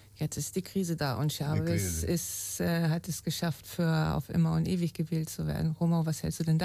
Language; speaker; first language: German; native; German